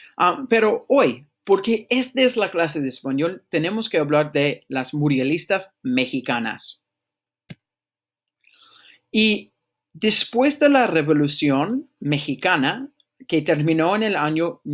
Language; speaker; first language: Spanish; non-native, fluent; English